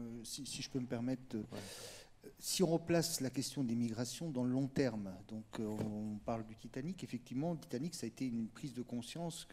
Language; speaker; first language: French; native; French